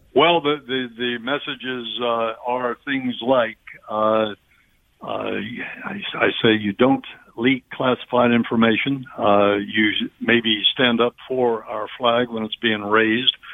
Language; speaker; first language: English; native; English